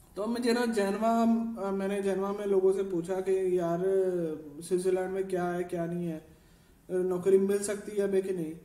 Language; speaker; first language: Urdu; non-native, local second language; Punjabi